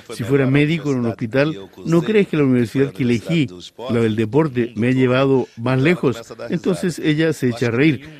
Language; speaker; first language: Spanish; non-native, fluent; Portuguese